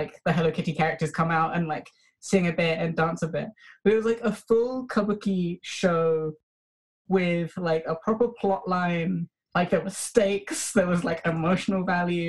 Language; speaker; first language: English; native; English